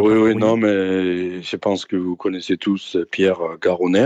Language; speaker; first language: French; non-native, fluent; Danish